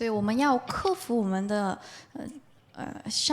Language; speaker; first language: Chinese; non-native, fluent; Korean